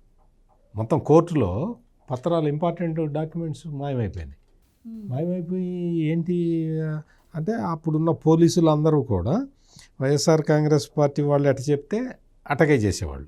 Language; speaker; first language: Telugu; native; Telugu